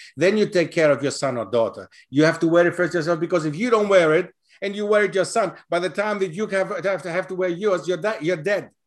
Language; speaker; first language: English; non-native, fluent; Greek